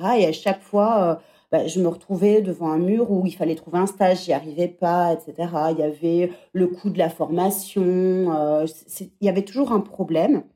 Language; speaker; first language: French; native; French